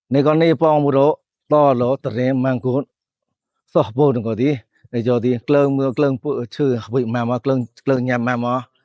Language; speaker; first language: Burmese; native; Burmese